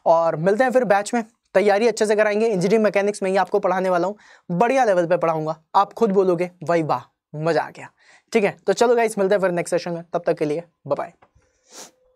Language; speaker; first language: Hindi; native; Hindi